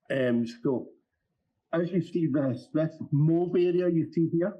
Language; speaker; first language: English; native; English